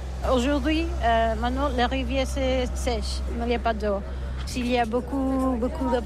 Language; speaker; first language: French; non-native, learner; Catalan